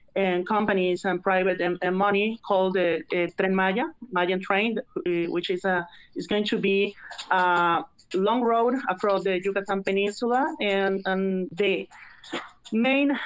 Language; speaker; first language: English; non-native, learner; Spanish